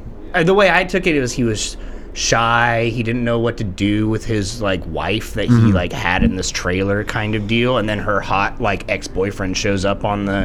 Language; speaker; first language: English; native; English